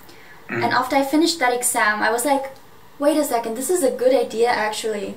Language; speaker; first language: English; non-native, fluent; German